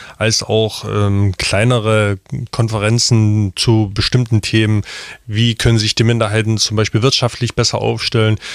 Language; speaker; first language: German; non-native, local second language; Upper Sorbian